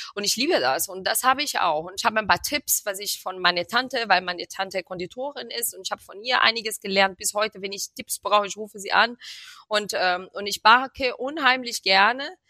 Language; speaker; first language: German; non-native, fluent; Portuguese